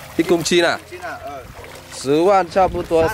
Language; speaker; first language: Chinese; non-native, learner; Vietnamese